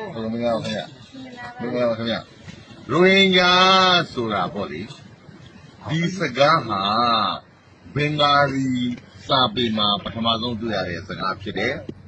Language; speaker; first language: Burmese; native; Burmese